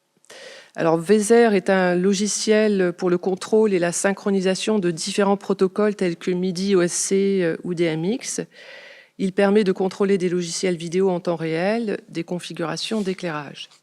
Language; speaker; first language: French; native; French